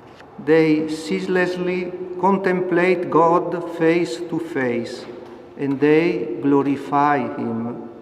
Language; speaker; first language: English; non-native, fluent; Italian